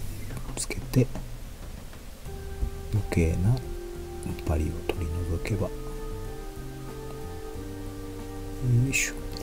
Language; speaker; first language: Japanese; native; Japanese